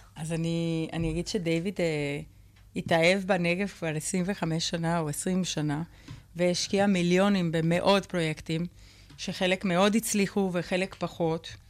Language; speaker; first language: Hebrew; non-native, fluent; Spanish